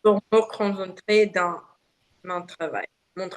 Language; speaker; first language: French; non-native, learner; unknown